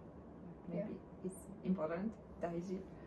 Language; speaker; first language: English; non-native, learner; Russian